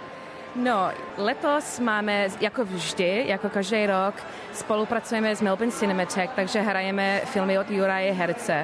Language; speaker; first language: Czech; early bilingual, heritage; English